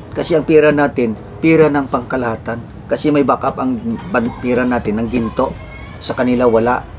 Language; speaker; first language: Filipino; non-native, local second language; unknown